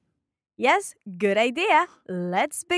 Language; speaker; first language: English; non-native, learner; Spanish